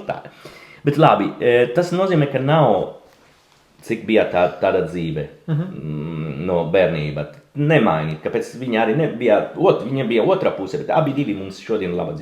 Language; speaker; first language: Latvian; non-native, learner; Italian